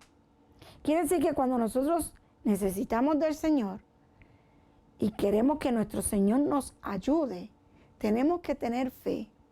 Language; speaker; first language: Spanish; native; Spanish